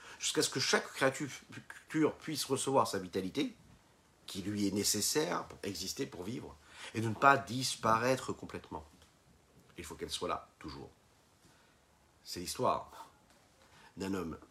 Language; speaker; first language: French; native; French